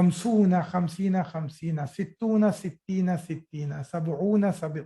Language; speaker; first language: Arabic; non-native, fluent; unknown